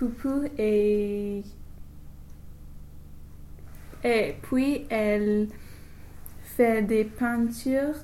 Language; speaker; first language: French; non-native, learner; English